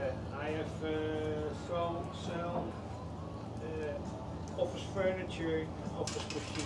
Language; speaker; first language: English; non-native, learner; Dutch